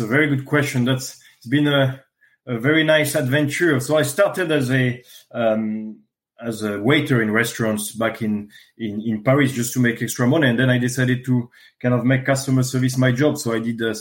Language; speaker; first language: English; non-native, fluent; French